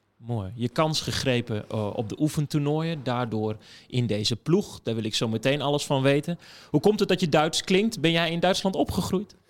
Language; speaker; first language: Dutch; native; Dutch